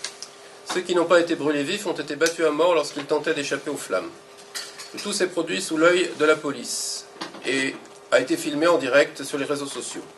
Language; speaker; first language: French; native; French